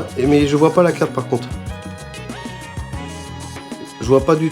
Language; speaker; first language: French; native; French